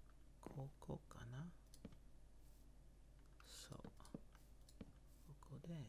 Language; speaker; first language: Japanese; non-native, learner; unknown